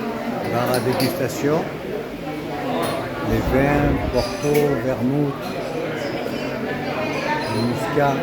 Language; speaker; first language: French; native; French